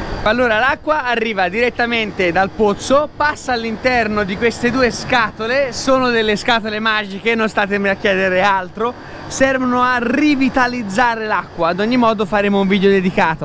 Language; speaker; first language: Italian; native; Italian